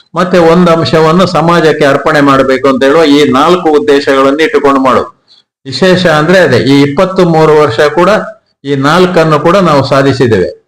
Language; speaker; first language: Kannada; native; Kannada